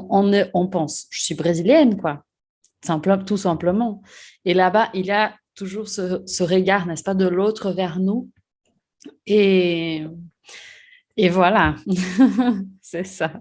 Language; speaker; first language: French; non-native, fluent; Portuguese